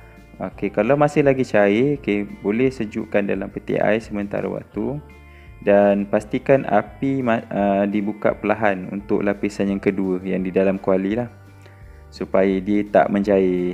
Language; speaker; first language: Malay; native; Malay